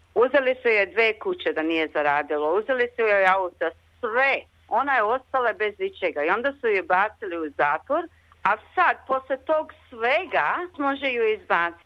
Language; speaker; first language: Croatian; early bilingual, other home language; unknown